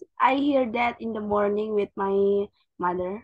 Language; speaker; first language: English; non-native, learner; Indonesian